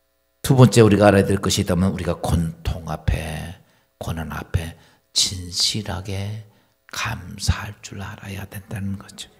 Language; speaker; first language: Korean; native; Korean